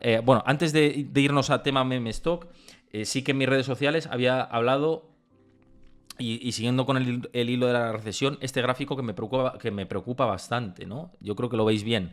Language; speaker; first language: Spanish; native; Spanish